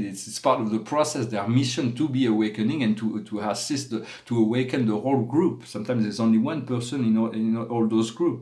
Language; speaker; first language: English; non-native, fluent; French